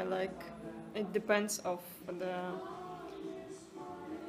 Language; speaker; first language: English; non-native, learner; Russian